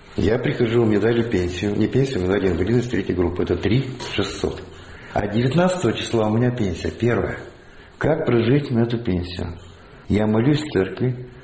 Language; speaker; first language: Russian; native; Russian